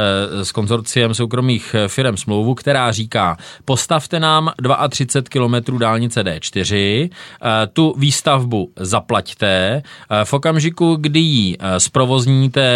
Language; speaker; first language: Czech; native; Czech